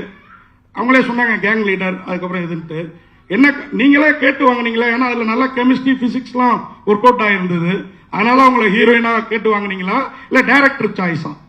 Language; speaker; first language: Tamil; native; Tamil